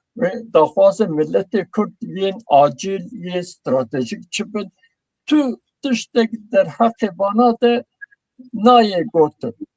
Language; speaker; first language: Kurdish; native; Kurdish